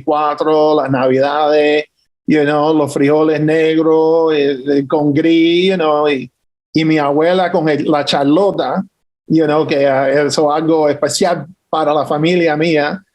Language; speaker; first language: Spanish; early bilingual, heritage; English